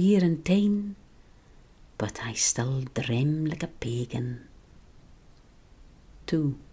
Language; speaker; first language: English; non-native, local second language; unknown